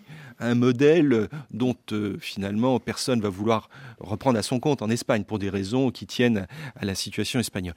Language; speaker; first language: French; native; French